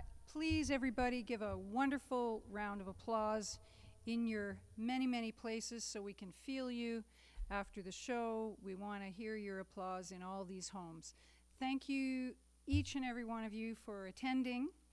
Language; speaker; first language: English; native; English